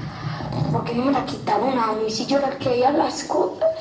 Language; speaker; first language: Spanish; native; Spanish